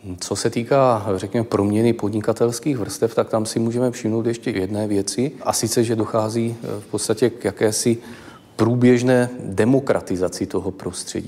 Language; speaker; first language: Czech; native; Czech